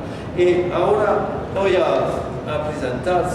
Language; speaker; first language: Portuguese; non-native, learner; French